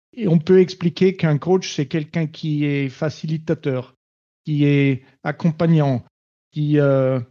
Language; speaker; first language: French; non-native, fluent; German